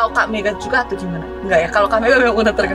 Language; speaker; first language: Indonesian; non-native, fluent; Korean